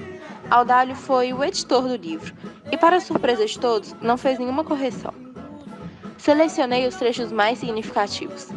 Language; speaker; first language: Portuguese; native; Portuguese